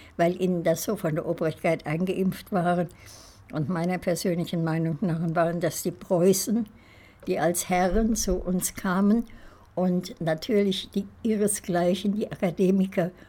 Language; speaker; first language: German; native; German